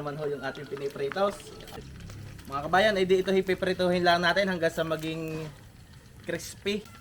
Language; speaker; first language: Filipino; native; Filipino